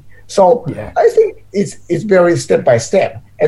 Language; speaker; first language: English; non-native, learner; Japanese